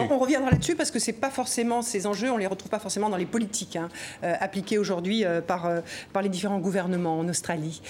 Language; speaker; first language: French; native; French